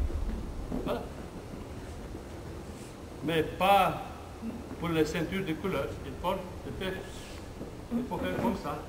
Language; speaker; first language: French; non-native, learner; Romanian